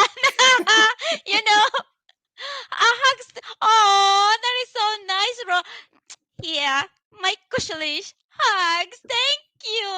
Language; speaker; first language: English; non-native, local second language; Filipino